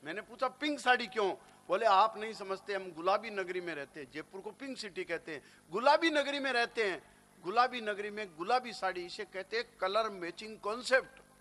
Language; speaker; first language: Hindi; native; Hindi